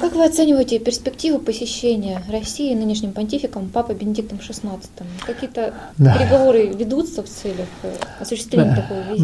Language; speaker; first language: Russian; native; Russian